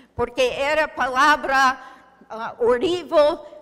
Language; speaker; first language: Portuguese; non-native, learner; English